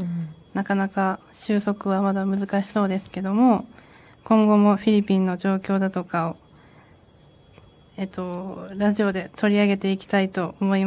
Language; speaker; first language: Japanese; native; Japanese